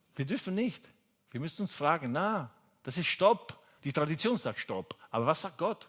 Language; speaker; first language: German; non-native, fluent; Italian